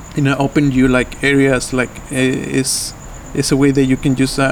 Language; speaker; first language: English; non-native, fluent; Spanish